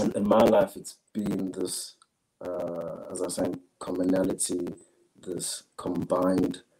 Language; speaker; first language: English; non-native, local second language; Zulu